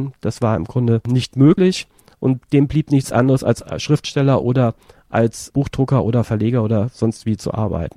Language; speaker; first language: German; native; German